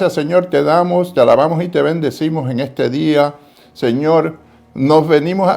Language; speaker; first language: Spanish; native; Spanish